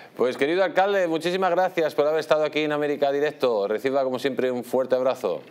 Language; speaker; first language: Spanish; native; Spanish